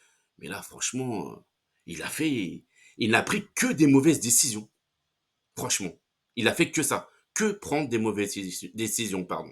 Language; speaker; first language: French; native; French